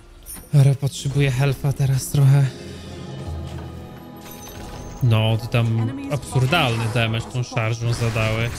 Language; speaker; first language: Polish; native; Polish